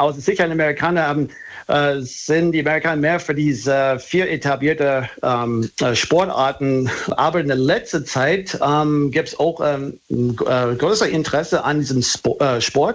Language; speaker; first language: German; non-native, fluent; English